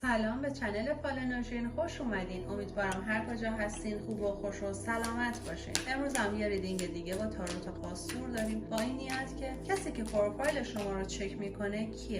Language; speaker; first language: Persian; native; Persian